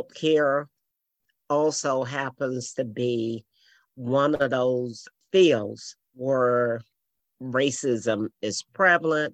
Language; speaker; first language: English; native; English